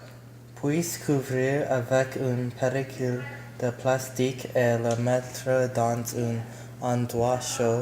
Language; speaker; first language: French; non-native, learner; English